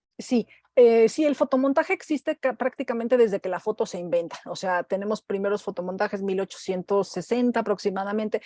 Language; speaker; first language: Spanish; native; Spanish